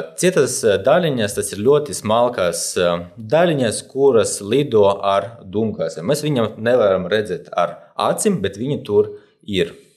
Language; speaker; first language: Latvian; non-native, local second language; Russian